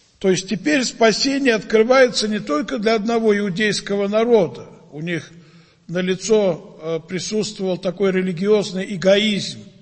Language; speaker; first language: Russian; native; Russian